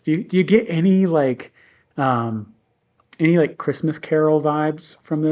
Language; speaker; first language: English; native; English